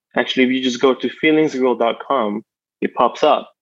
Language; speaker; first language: English; non-native, fluent; Spanish